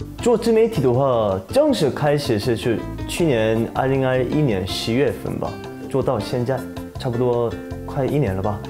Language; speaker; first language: Chinese; non-native, fluent; Korean